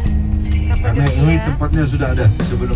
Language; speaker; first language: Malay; non-native, fluent; Turkish